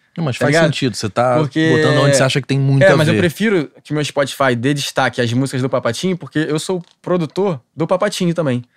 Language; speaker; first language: Portuguese; native; Portuguese